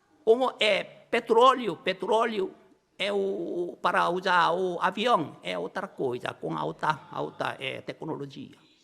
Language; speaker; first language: Portuguese; non-native, learner; Korean